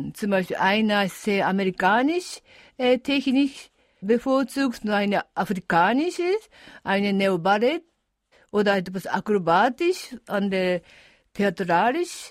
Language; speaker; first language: German; non-native, fluent; Japanese